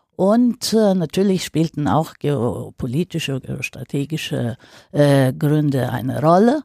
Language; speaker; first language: German; non-native, fluent; Greek